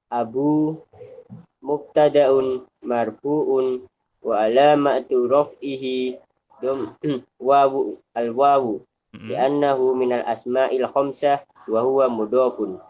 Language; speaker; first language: Arabic; non-native, learner; Indonesian